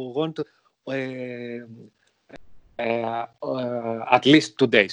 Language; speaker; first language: English; non-native, learner; Greek